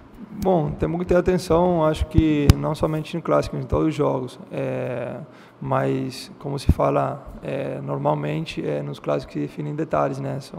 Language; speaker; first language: Portuguese; non-native, fluent; Spanish